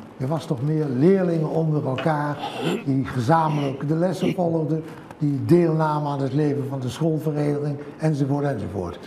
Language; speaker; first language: Dutch; native; Dutch